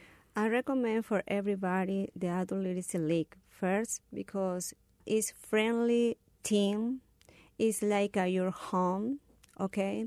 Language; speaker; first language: English; non-native, learner; Spanish